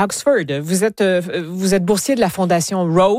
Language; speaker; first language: French; native; French